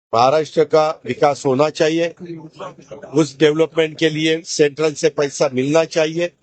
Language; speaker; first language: Hindi; non-native, local second language; Marathi